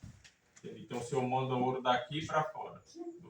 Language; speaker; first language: Portuguese; native; Portuguese